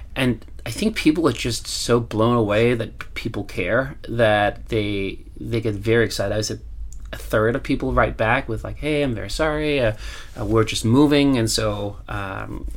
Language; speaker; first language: English; non-native, fluent; Danish